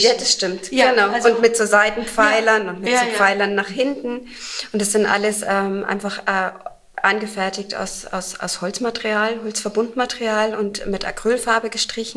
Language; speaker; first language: German; native; German